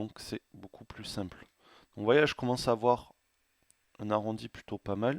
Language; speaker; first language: French; native; French